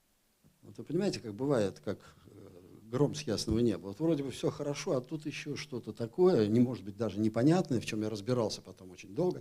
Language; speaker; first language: Russian; native; Russian